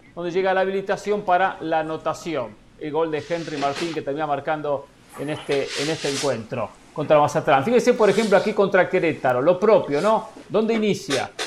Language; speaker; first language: Spanish; native; Spanish